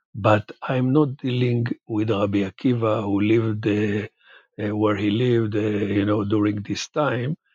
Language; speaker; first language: English; non-native, fluent; Hebrew